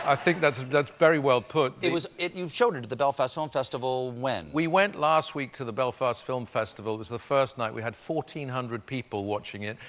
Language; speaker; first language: English; native; English